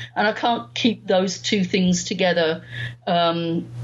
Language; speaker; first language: English; native; English